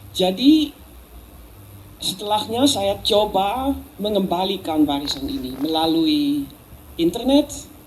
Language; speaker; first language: Indonesian; non-native, learner; Dutch